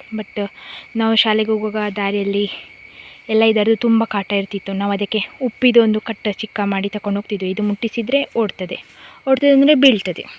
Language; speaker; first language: Kannada; non-native, local second language; Konkani